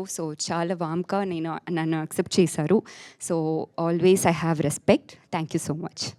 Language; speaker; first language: Telugu; non-native, fluent; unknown